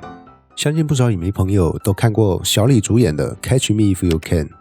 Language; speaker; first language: Chinese; native; Chinese